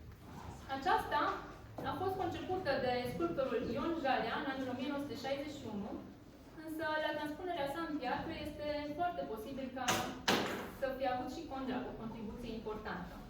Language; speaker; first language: Romanian; native; Romanian